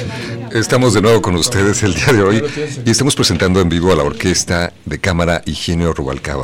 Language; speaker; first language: Spanish; native; Spanish